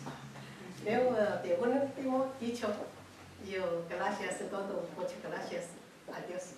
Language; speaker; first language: Spanish; non-native, learner; Chinese